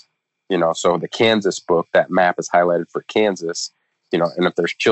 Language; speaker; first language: English; native; English